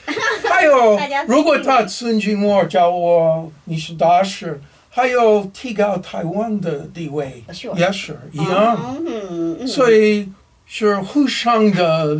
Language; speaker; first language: Chinese; non-native, learner; English